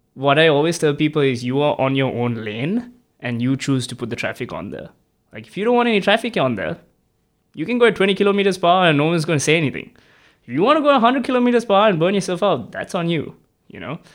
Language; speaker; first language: English; non-native, local second language; Tamil